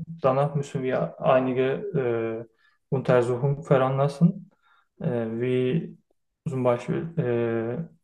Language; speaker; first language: German; non-native, learner; Turkish